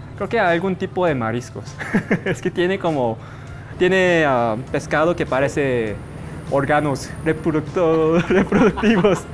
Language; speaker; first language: Spanish; non-native, fluent; Korean